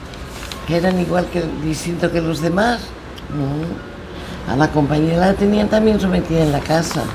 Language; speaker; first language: Spanish; native; Spanish